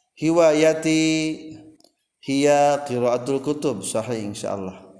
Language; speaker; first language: Arabic; non-native, fluent; Indonesian